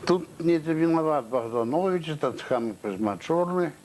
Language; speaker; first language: Russian; non-native, local second language; Belarusian